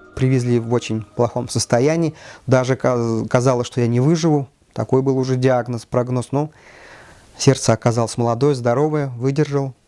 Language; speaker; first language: Russian; native; Russian